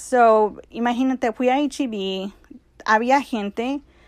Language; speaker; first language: Spanish; early bilingual, heritage; Spanish